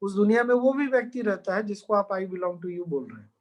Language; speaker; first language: Hindi; native; Hindi